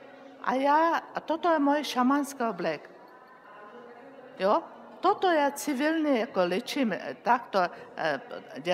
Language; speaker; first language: Czech; non-native, learner; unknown